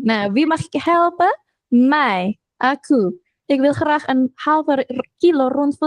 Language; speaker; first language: Dutch; non-native, fluent; Indonesian